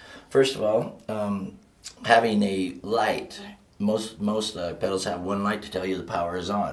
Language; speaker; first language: English; native; English